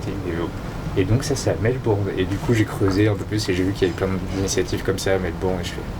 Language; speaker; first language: French; native; French